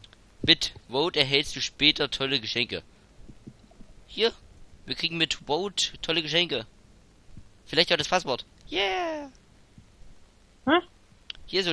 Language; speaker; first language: German; native; German